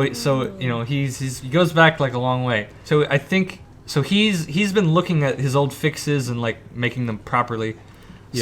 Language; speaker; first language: English; native; English